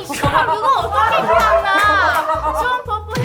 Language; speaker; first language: Korean; early bilingual, other home language; Italian